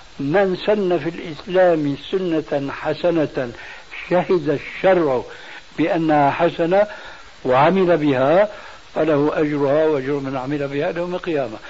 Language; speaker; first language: Arabic; early bilingual, other home language; Albanian